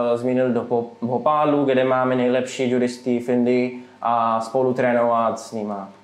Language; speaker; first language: Czech; non-native, fluent; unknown